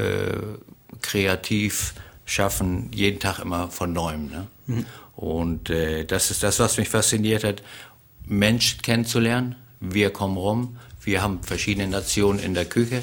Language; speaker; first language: German; native; German